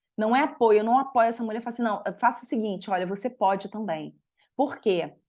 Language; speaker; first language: Portuguese; native; Portuguese